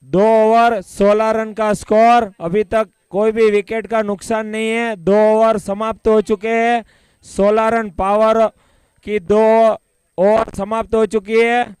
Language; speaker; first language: Hindi; non-native, local second language; Gujarati